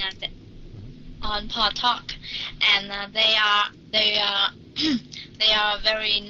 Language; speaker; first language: English; non-native, learner; Vietnamese